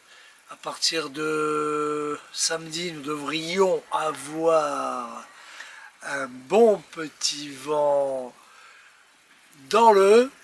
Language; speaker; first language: French; native; French